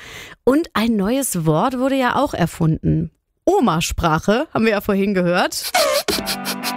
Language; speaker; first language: German; native; German